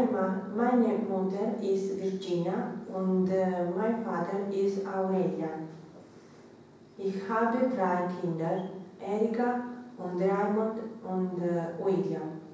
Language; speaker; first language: German; non-native, learner; Romanian